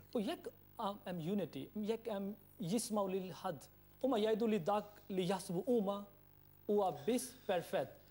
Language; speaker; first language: Maltese; non-native, fluent; Urdu